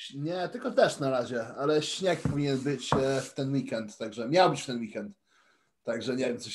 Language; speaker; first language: Polish; early bilingual, heritage; Polish